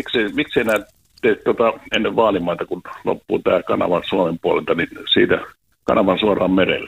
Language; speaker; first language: Finnish; native; Finnish